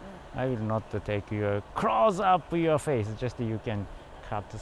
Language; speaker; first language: English; non-native, learner; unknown